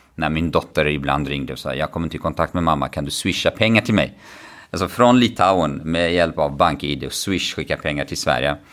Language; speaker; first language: Swedish; non-native, fluent; Arabic